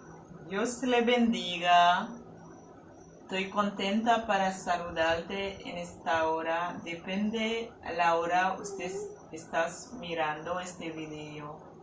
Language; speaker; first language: Spanish; non-native, learner; Haitian Creole